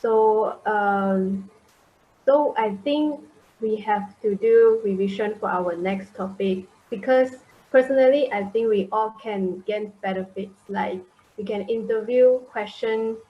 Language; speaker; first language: English; non-native, local second language; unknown